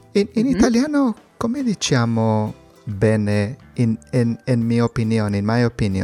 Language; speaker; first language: Italian; non-native, learner; Spanish